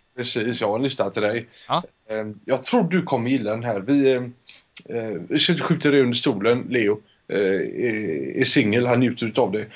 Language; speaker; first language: Swedish; early bilingual, heritage; Spanish